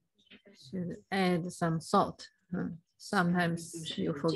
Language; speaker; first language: English; non-native, fluent; Chinese